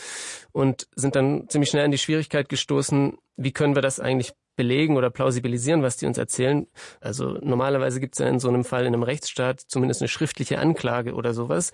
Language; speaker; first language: German; native; German